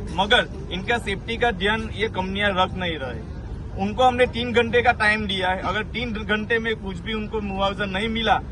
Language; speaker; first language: Hindi; non-native, local second language; Gujarati